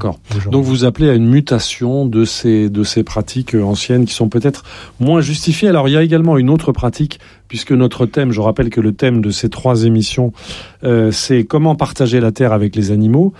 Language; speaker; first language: French; native; French